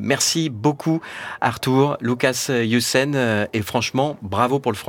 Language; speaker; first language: French; native; French